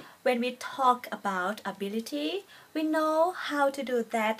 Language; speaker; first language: English; non-native, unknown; Thai